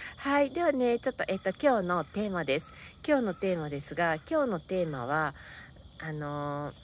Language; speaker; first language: Japanese; native; Japanese